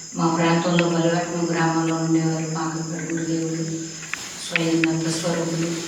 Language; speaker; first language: Telugu; early bilingual, heritage; Telugu